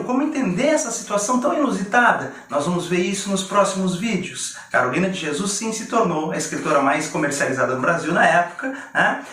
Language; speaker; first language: Portuguese; native; Portuguese